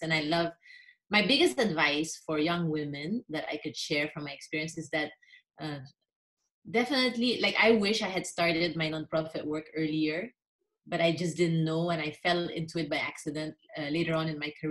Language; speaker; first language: English; non-native, local second language; French